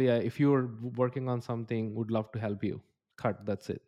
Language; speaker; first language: English; non-native, local second language; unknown